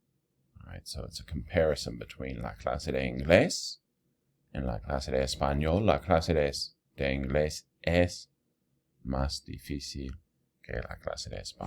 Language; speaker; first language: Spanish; non-native, fluent; English